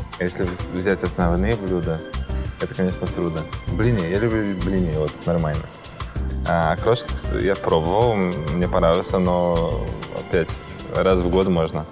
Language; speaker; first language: Russian; non-native, fluent; Portuguese